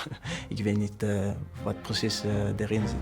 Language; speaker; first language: Dutch; non-native, learner; French